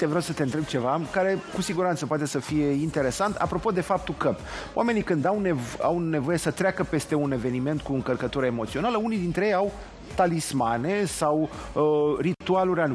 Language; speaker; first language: Romanian; native; Romanian